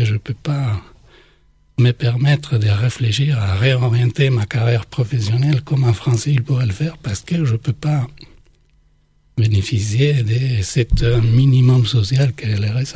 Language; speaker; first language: French; non-native, fluent; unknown